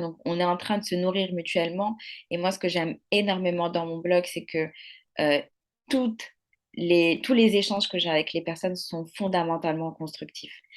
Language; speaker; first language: French; non-native, local second language; Arabic